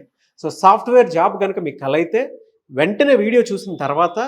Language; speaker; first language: Telugu; native; Telugu